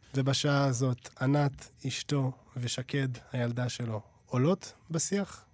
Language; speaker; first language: Hebrew; native; Hebrew